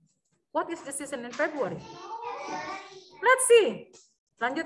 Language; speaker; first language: English; non-native, learner; Indonesian